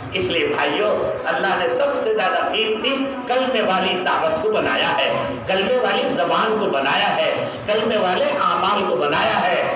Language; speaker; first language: Urdu; native; Urdu